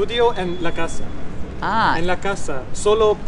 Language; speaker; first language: Spanish; non-native, learner; Hungarian